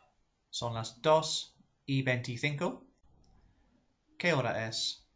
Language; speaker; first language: Spanish; non-native, fluent; English